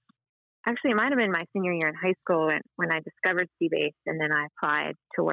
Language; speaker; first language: English; native; English